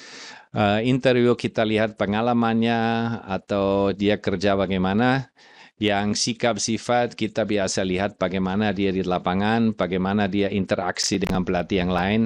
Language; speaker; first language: Indonesian; non-native, fluent; German